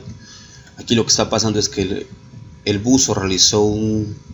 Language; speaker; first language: Spanish; native; Spanish